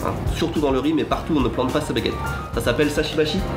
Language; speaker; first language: French; native; French